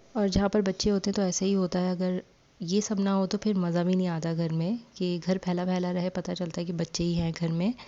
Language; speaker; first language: Urdu; native; Urdu